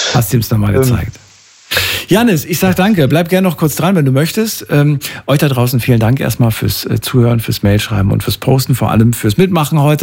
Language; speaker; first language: German; native; German